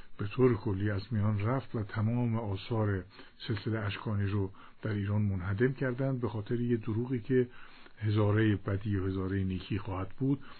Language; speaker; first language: Persian; native; Persian